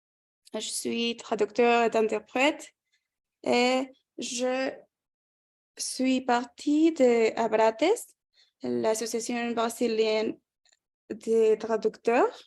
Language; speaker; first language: French; non-native, fluent; Spanish